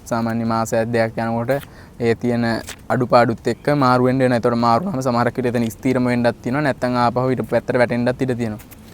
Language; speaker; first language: Sinhala; native; Sinhala